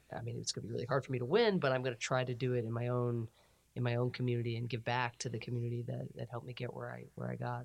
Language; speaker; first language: English; native; English